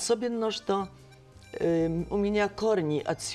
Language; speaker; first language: Russian; non-native, fluent; Polish